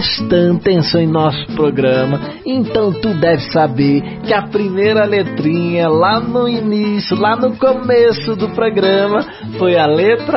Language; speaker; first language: Portuguese; native; Portuguese